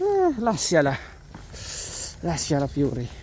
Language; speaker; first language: Italian; non-native, learner; Filipino